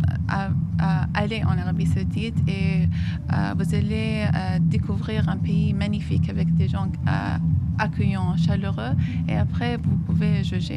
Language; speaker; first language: French; non-native, fluent; Arabic